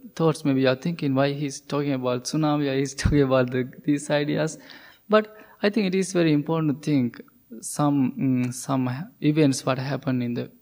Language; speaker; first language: English; non-native, local second language; Sinhala